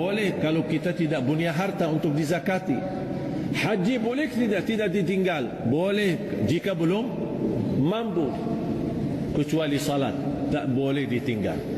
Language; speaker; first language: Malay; non-native, fluent; Arabic